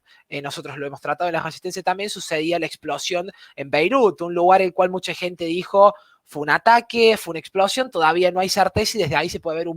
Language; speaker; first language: Spanish; native; Spanish